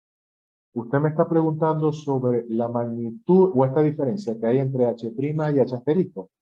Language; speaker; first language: Spanish; native; Spanish